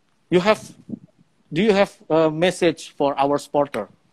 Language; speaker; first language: English; non-native, learner; Indonesian